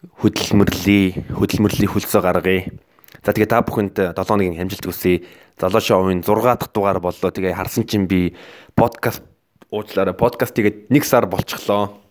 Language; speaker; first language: Mongolian; native; Mongolian